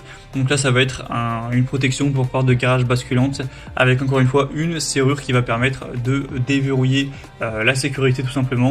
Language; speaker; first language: French; native; French